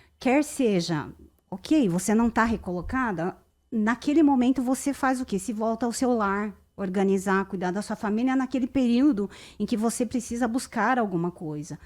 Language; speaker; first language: Portuguese; early bilingual, other home language; Japanese